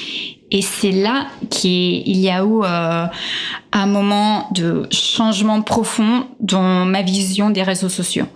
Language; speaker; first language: French; non-native, fluent; Italian